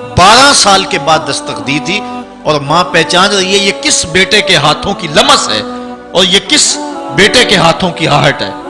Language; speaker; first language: Urdu; non-native, local second language; Punjabi